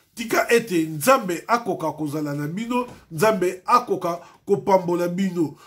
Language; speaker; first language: Lingala; non-native, local second language; Kongo